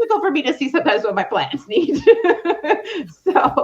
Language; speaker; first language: English; native; English